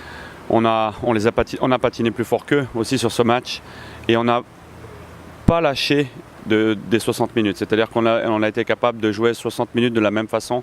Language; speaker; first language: French; native; French